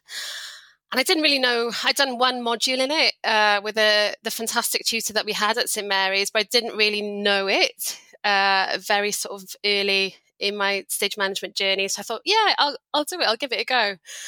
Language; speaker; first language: English; native; English